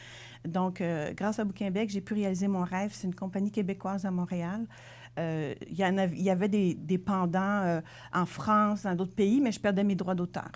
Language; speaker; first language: French; native; French